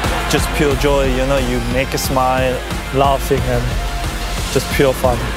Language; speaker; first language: English; non-native, fluent; Korean